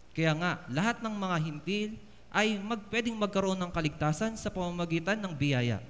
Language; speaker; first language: Filipino; native; Filipino